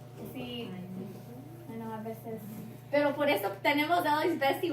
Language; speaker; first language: Spanish; early bilingual, heritage; Spanish